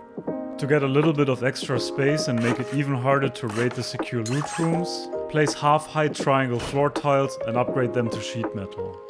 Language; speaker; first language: English; non-native, fluent; German